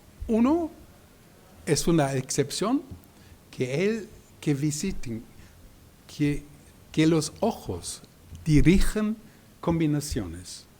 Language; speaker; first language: Spanish; non-native, learner; German